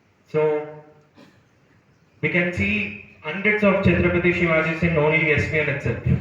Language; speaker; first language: English; non-native, local second language; Telugu